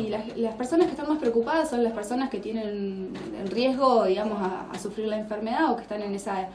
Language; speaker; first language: Spanish; native; Spanish